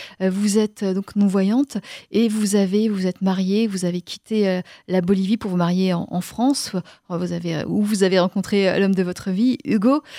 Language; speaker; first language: French; native; French